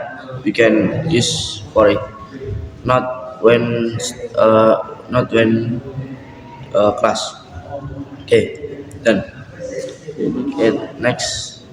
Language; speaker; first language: English; non-native, learner; Indonesian